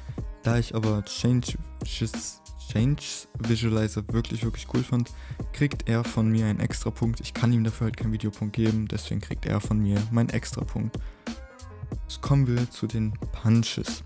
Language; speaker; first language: German; native; German